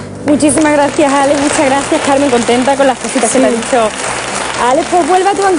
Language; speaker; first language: Spanish; native; Spanish